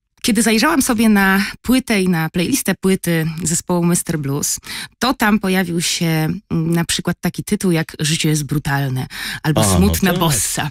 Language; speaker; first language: Polish; native; Polish